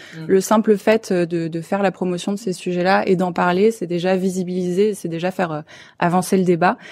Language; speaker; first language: French; native; French